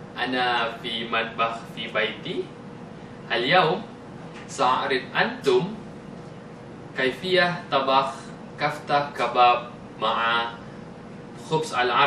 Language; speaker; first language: Arabic; non-native, learner; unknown